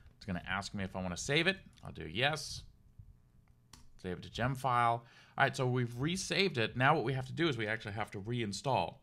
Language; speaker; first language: English; native; English